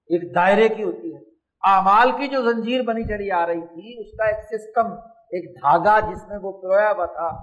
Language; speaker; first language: Urdu; non-native, local second language; Punjabi